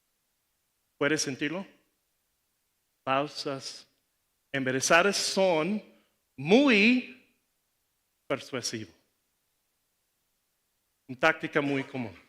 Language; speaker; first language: Spanish; non-native, learner; English